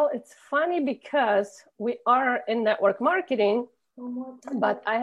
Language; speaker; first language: English; non-native, fluent; Russian